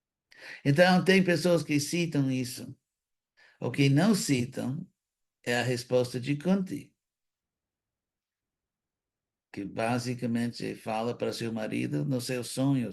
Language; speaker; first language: Portuguese; non-native, fluent; English